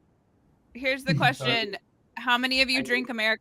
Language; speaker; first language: English; native; English